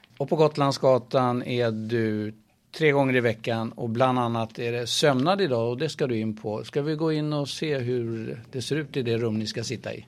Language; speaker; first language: Swedish; native; Swedish